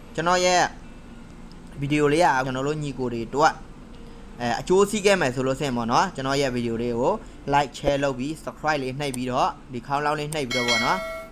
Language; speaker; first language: Burmese; non-native, local second language; Shan